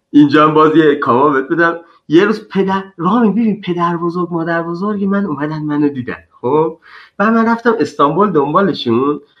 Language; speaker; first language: Persian; native; Persian